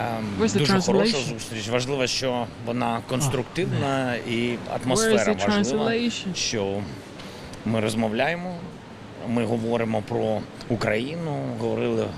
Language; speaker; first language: Ukrainian; non-native, local second language; Russian